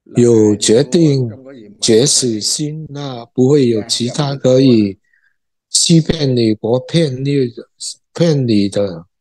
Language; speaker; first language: Chinese; non-native, fluent; Vietnamese